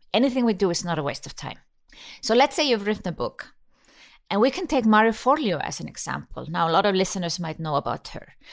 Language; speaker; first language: English; non-native, fluent; Icelandic